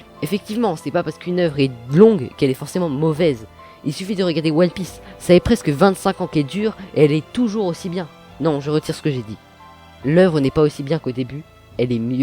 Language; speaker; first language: French; native; French